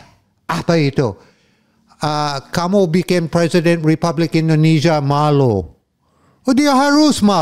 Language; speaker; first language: Indonesian; non-native, fluent; English